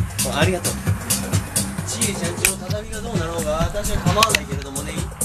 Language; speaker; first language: Japanese; native; Japanese